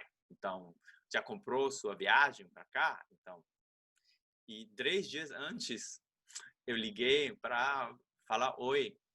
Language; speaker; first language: Portuguese; non-native, fluent; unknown